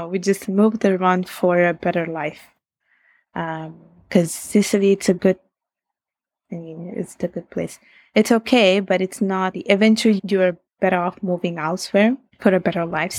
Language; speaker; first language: English; non-native, fluent; Italian